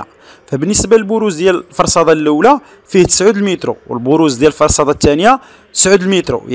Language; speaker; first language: Arabic; native; Arabic